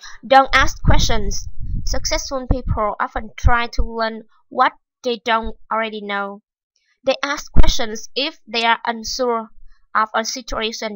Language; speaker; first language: English; non-native, fluent; Vietnamese